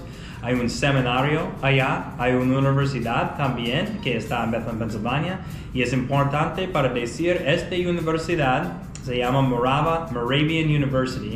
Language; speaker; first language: Spanish; non-native, fluent; English